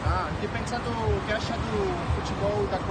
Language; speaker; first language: Portuguese; non-native, learner; French